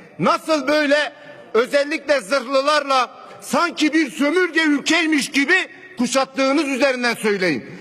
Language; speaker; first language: Turkish; non-native, local second language; Kurdish